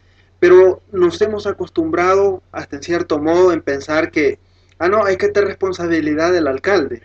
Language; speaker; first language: Spanish; native; Spanish